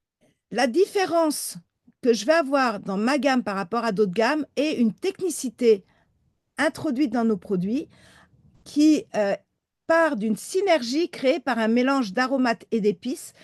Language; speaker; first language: French; native; French